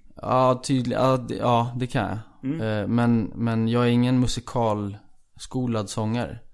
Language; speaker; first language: Swedish; early bilingual, other home language; Icelandic